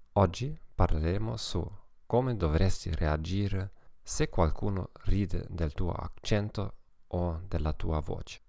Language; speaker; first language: Italian; non-native, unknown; German